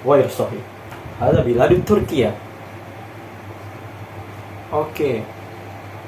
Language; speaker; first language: Arabic; non-native, fluent; Indonesian